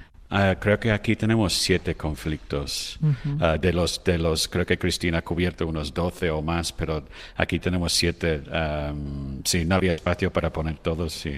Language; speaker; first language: Spanish; non-native, fluent; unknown